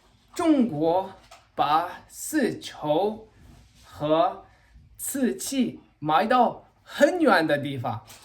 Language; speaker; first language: Chinese; non-native, learner; English